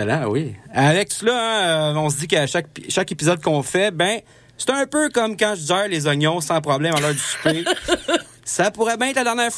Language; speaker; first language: French; native; French